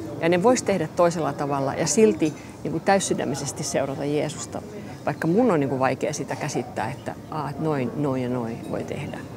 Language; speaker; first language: Finnish; non-native, local second language; Swedish